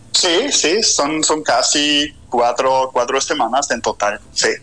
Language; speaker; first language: Spanish; non-native, fluent; German